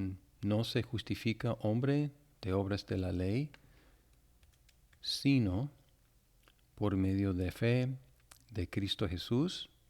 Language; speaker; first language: Spanish; non-native, fluent; English